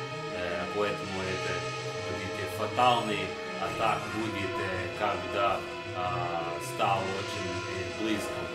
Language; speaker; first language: Russian; non-native, learner; English